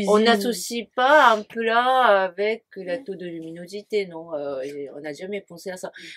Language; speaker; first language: French; non-native, fluent; Japanese